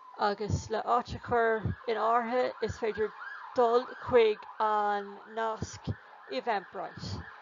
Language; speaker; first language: Irish; non-native, local second language; English